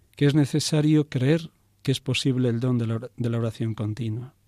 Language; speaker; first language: Spanish; native; Spanish